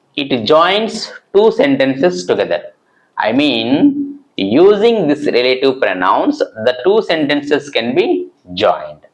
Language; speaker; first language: English; non-native, local second language; Telugu